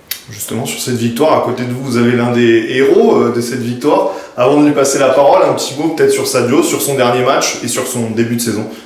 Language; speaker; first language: French; native; French